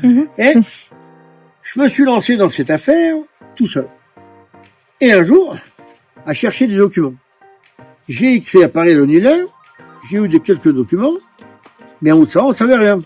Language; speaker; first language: French; native; French